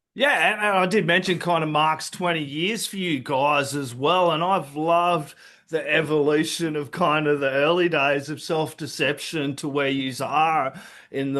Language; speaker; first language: English; native; English